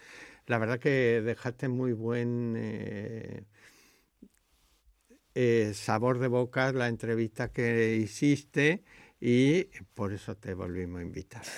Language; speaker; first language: Spanish; native; Spanish